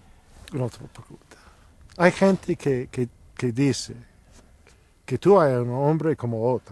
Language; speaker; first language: Spanish; non-native, learner; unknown